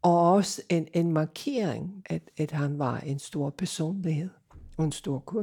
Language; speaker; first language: Danish; non-native, fluent; English